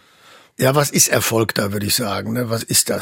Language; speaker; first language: German; native; German